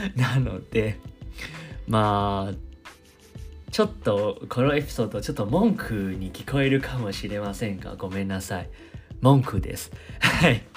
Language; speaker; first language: Japanese; non-native, fluent; Chinese